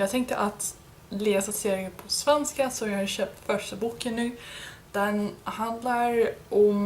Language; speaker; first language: Swedish; non-native, learner; English